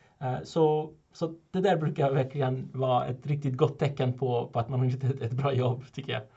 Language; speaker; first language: Swedish; non-native, fluent; French